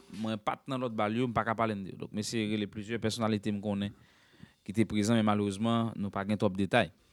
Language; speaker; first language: French; non-native, local second language; Haitian Creole